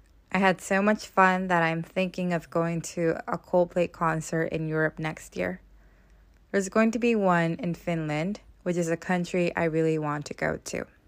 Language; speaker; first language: English; native; English